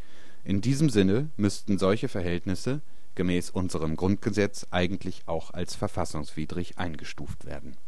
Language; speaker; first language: German; native; German